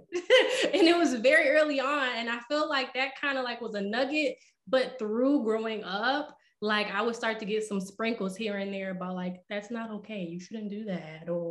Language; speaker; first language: English; native; English